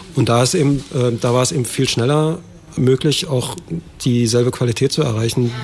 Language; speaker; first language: German; native; German